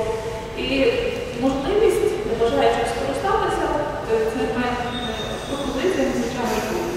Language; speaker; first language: Ukrainian; native; Ukrainian